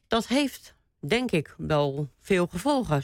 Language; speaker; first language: Dutch; native; Dutch